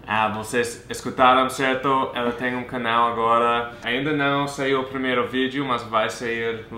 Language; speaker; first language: Portuguese; non-native, fluent; English